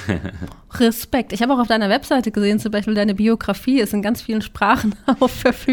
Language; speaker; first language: German; native; German